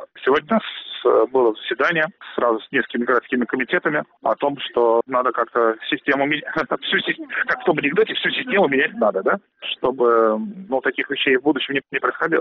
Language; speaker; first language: Russian; native; Russian